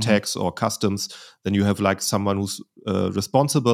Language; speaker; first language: English; non-native, fluent; German